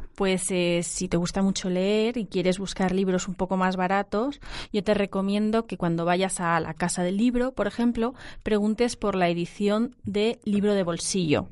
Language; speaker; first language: Spanish; native; Spanish